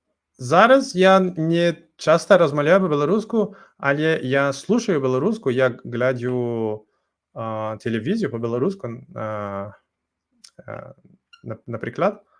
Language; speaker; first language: Ukrainian; non-native, learner; Portuguese